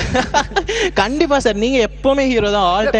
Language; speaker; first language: Tamil; native; Tamil